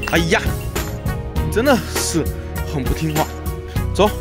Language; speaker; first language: Chinese; native; Chinese